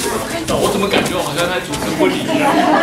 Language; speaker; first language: Chinese; native; Chinese